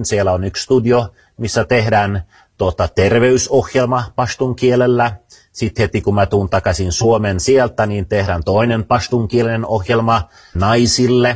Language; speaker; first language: Finnish; early bilingual, heritage; Finnish